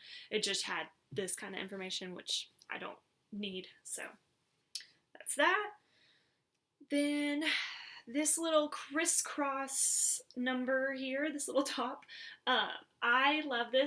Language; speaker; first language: English; native; English